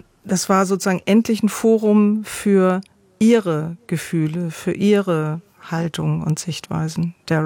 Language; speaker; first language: German; native; German